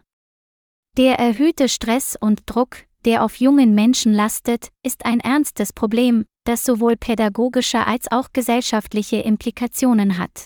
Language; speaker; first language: German; non-native, learner; Vietnamese